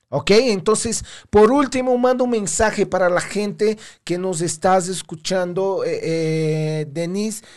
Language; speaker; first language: Spanish; non-native, fluent; Portuguese